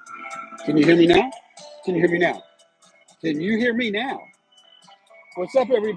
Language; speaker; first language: English; native; English